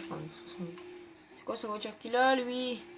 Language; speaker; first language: French; native; French